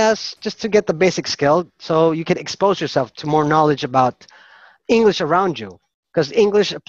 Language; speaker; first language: English; non-native, fluent; Filipino